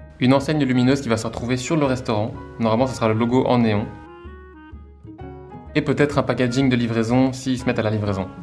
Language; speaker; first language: French; native; French